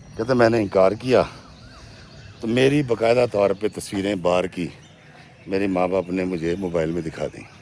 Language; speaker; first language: Urdu; non-native, local second language; Punjabi